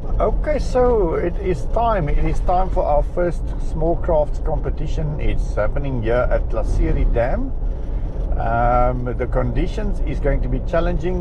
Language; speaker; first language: English; non-native, local second language; Afrikaans